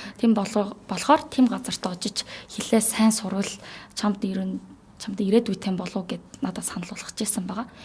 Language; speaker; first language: Mongolian; non-native, fluent; Korean